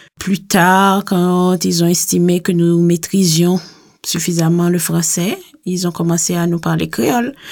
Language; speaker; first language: French; native; French